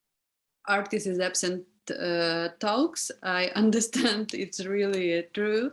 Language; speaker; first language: English; non-native, learner; Ukrainian